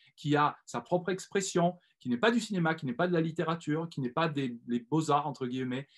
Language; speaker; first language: French; native; French